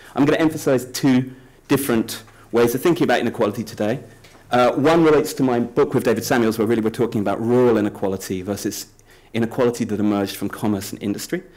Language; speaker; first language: English; native; English